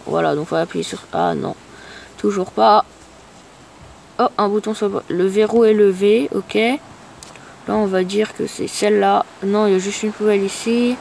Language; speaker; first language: French; native; French